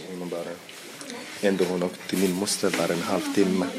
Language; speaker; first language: Swedish; non-native, local second language; Arabic